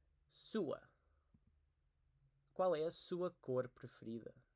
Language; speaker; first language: Portuguese; native; Portuguese